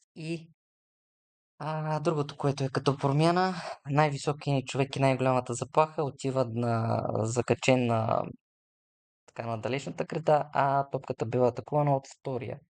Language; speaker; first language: Bulgarian; native; Bulgarian